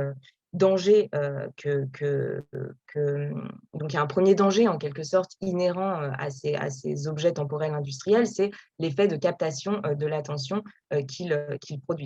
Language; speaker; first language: French; native; French